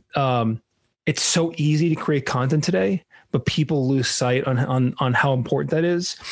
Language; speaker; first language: English; native; English